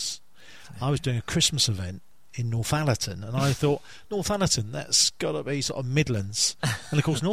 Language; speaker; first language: English; native; English